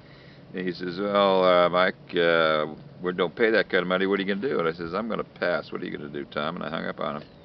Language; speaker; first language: English; native; English